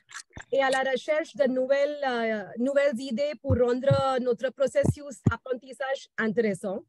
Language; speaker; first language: French; non-native, fluent; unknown